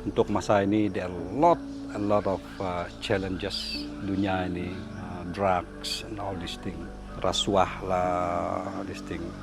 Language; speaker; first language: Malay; non-native, local second language; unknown